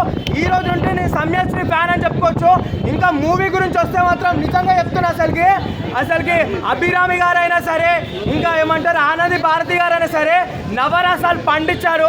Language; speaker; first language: Telugu; native; Telugu